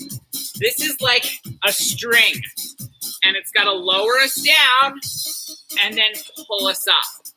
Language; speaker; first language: English; native; English